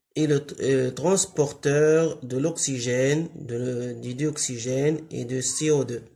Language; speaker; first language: French; non-native, local second language; Arabic